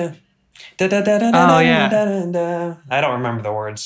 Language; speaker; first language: English; native; English